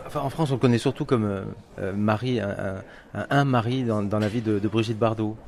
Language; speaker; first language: French; native; French